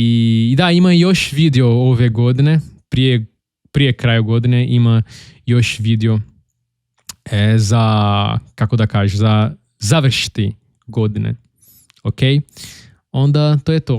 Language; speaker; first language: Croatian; non-native, learner; Portuguese